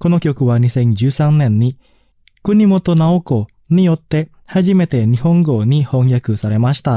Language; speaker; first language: Japanese; non-native, fluent; Indonesian